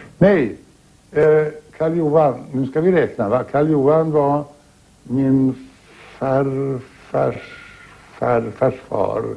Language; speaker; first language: Swedish; native; Swedish